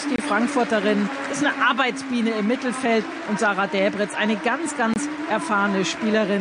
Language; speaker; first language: German; native; German